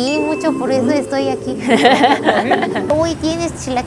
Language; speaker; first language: Spanish; non-native, learner; Korean